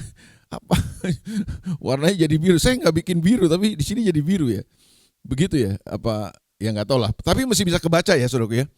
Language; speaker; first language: Indonesian; native; Indonesian